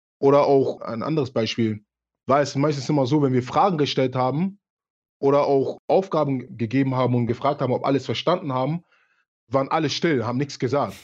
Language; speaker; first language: German; early bilingual, other home language; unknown